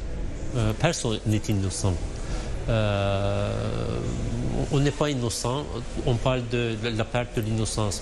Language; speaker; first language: French; non-native, fluent; Turkish